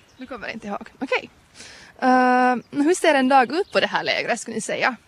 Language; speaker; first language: Swedish; native; Swedish